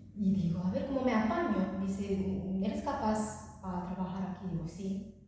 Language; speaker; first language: Spanish; non-native, fluent; Romanian